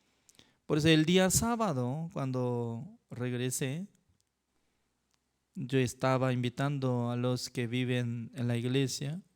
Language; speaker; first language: Spanish; non-native, learner; Korean